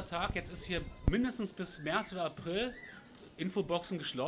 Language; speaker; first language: German; native; German